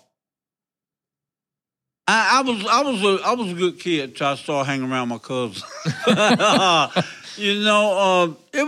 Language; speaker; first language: English; native; English